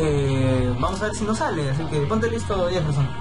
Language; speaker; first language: Spanish; native; Spanish